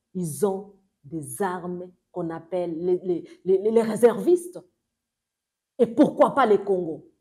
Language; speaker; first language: French; non-native, local second language; Swahili